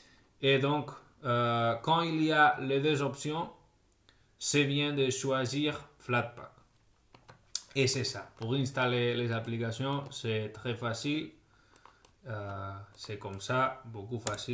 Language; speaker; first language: French; non-native, fluent; Spanish